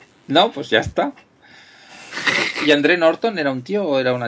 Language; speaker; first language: Spanish; native; Spanish